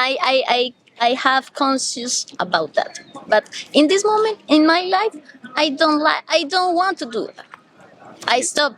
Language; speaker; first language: English; non-native, learner; Spanish